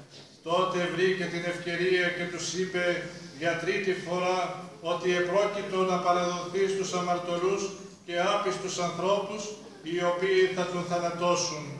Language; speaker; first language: Greek; native; Greek